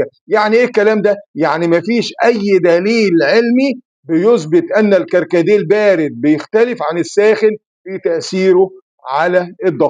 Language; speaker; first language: Arabic; native; Arabic